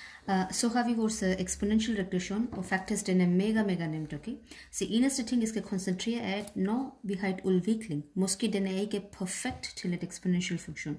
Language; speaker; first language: Danish; non-native, fluent; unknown